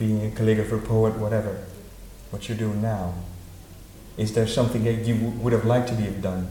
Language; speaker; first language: English; non-native, fluent; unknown